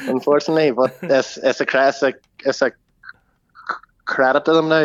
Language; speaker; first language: English; native; English